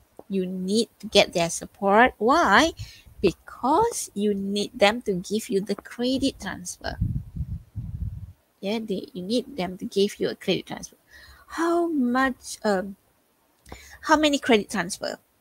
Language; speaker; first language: English; non-native, local second language; Malay